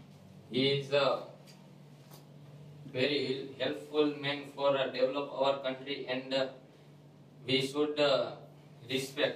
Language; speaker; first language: English; non-native, learner; Gujarati